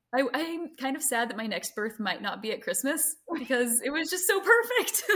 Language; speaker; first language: English; native; English